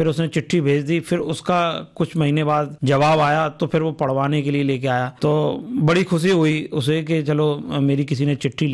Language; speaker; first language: Hindi; native; Hindi